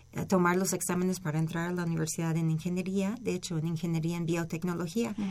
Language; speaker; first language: Spanish; non-native, fluent; English